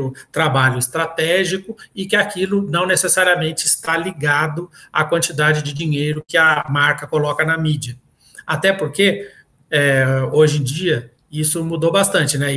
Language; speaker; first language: Portuguese; native; Portuguese